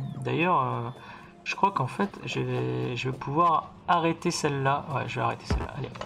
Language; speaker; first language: French; native; French